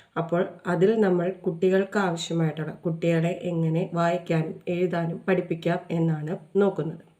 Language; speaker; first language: Malayalam; native; Malayalam